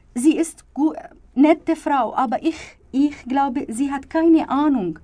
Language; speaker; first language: German; non-native, learner; Arabic